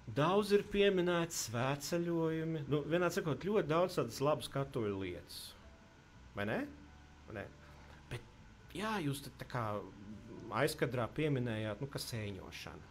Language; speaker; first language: Latvian; native; Latvian